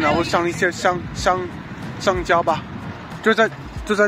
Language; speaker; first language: Chinese; non-native, fluent; English